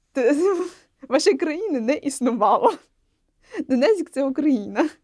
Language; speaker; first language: Ukrainian; non-native, local second language; Russian